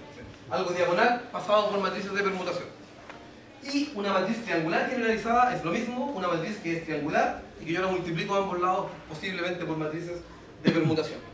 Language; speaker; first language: Spanish; native; Spanish